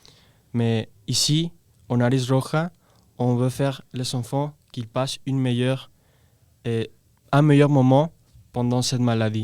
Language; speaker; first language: French; non-native, learner; Spanish